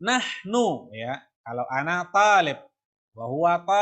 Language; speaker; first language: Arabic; non-native, fluent; Indonesian